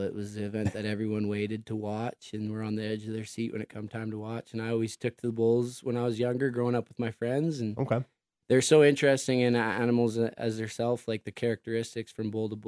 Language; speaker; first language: English; native; English